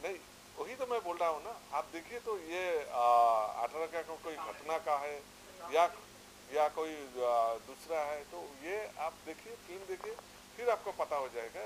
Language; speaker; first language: Hindi; non-native, local second language; Assamese